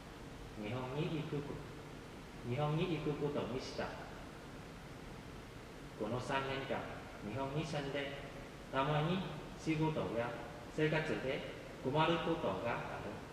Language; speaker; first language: Japanese; non-native, fluent; Vietnamese